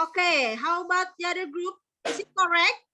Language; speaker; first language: English; non-native, fluent; Indonesian